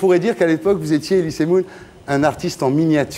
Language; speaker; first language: French; native; French